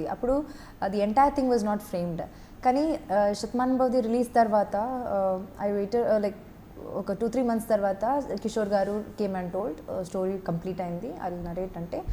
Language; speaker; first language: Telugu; non-native, fluent; Malayalam